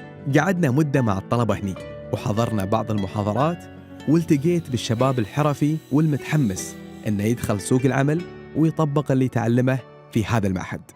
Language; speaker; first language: Arabic; native; Arabic